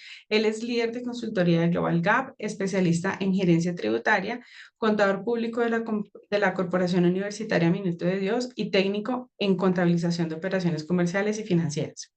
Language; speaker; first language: Spanish; native; Spanish